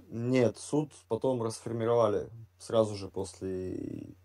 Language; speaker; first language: Russian; native; Russian